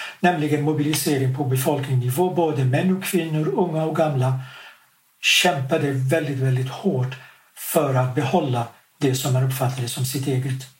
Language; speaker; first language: Swedish; non-native, fluent; Kurdish